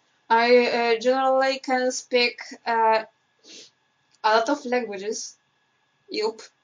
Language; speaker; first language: English; non-native, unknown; Polish